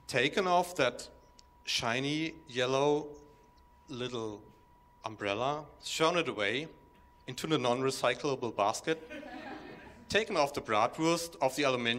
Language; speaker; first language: English; non-native, fluent; German